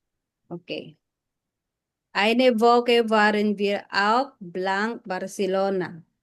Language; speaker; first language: German; non-native, fluent; Filipino